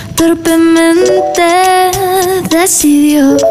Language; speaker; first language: Spanish; native; Spanish